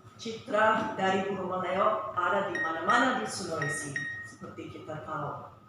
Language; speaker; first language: Indonesian; non-native, fluent; English